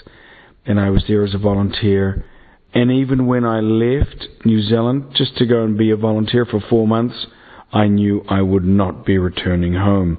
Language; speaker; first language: English; native; English